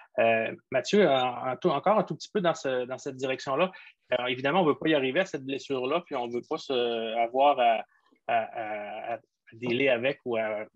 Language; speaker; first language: French; native; French